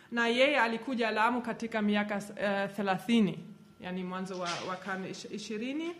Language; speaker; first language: Swahili; non-native, fluent; German